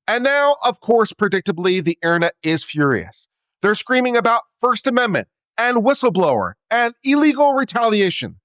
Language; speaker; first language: English; native; English